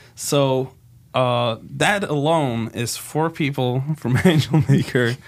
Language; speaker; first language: English; non-native, fluent; Slovak